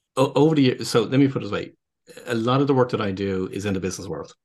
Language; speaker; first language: English; native; English